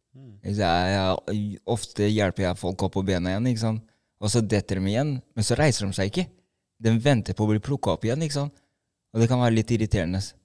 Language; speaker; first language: Norwegian; early bilingual, other home language; Albanian